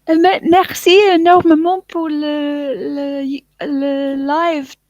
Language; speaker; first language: French; non-native, learner; English